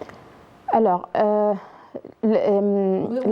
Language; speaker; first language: French; non-native, learner; Arabic